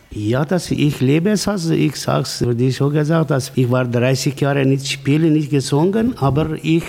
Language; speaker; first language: German; non-native, learner; Kurdish